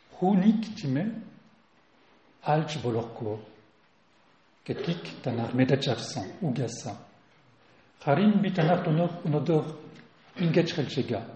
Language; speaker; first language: Mongolian; non-native, learner; French